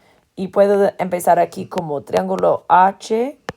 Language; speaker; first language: Spanish; non-native, fluent; English